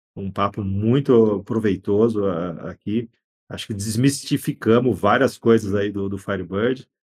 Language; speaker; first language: Portuguese; native; Portuguese